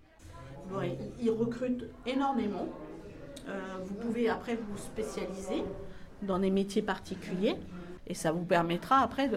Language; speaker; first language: French; native; French